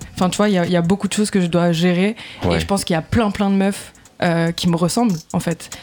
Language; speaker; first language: French; native; French